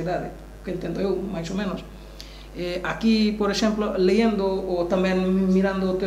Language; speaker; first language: Galician; non-native, learner; Bangla